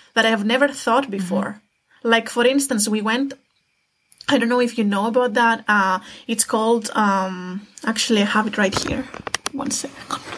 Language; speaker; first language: English; non-native, fluent; Greek